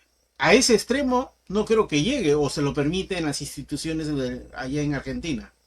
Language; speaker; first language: Spanish; native; Spanish